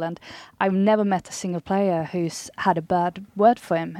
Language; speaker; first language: English; non-native, fluent; Swedish